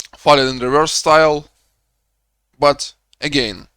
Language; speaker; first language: English; non-native, learner; Russian